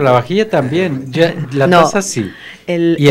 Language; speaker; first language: Spanish; native; Spanish